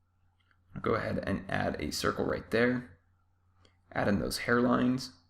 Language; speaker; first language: English; native; English